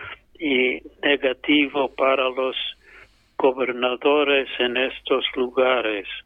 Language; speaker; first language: Spanish; non-native, fluent; English